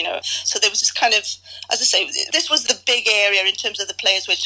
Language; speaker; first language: English; native; English